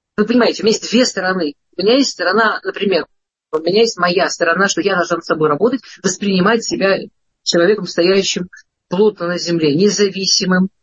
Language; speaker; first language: Russian; early bilingual, heritage; Russian